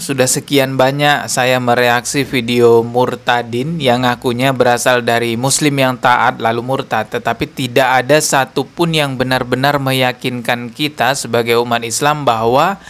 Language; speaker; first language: Indonesian; native; Indonesian